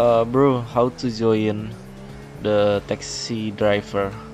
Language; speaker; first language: English; non-native, learner; Indonesian